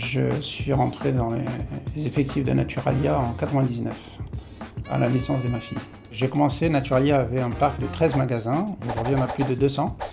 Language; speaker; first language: French; non-native, local second language; Arabic